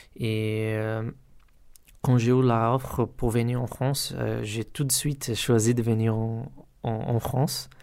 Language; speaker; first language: French; non-native, learner; Portuguese